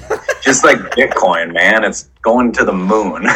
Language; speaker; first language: English; native; English